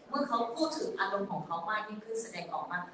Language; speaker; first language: Thai; native; Thai